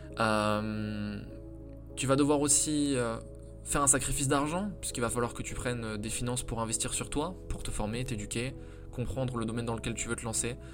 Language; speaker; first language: French; native; French